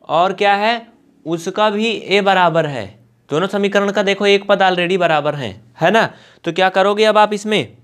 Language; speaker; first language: Hindi; native; Hindi